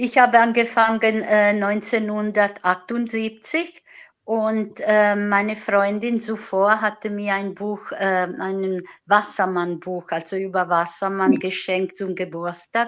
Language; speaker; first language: German; non-native, fluent; Italian